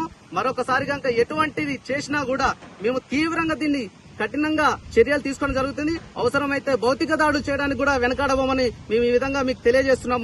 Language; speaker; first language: Telugu; native; Telugu